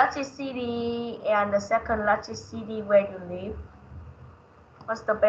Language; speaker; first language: English; non-native, learner; Vietnamese